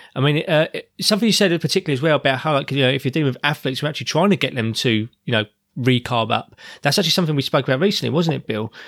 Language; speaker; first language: English; native; English